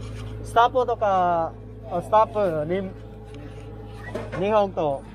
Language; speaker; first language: Japanese; non-native, learner; Cebuano